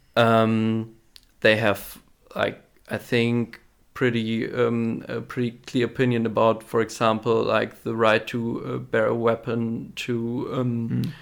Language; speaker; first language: English; non-native, fluent; German